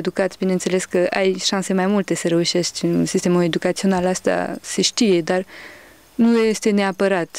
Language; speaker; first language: Romanian; early bilingual, heritage; Romanian